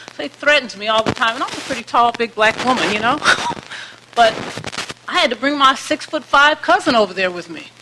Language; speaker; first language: English; native; English